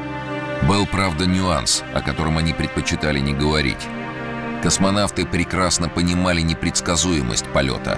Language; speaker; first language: Russian; native; Russian